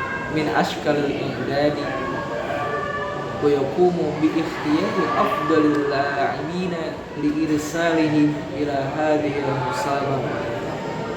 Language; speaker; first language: Arabic; non-native, learner; Indonesian